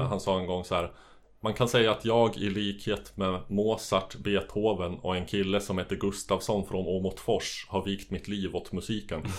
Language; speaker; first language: Swedish; native; Swedish